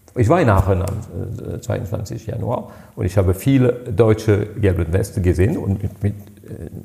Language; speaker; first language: German; non-native, fluent; French